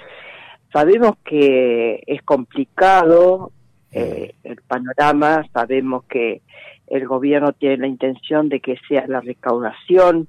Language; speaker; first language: Spanish; native; Spanish